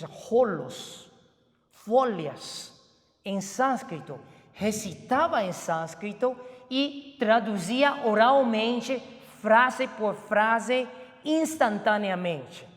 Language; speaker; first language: Portuguese; non-native, fluent; Chinese